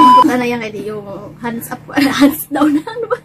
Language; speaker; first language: Filipino; non-native, local second language; Cebuano